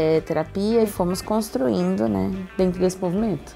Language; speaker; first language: Portuguese; native; Portuguese